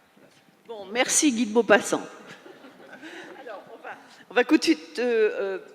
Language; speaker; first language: French; native; French